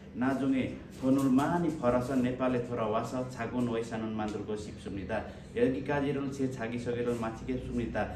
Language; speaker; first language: Korean; non-native, learner; Nepali